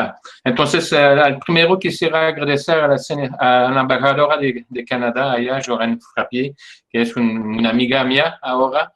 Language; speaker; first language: Spanish; non-native, fluent; French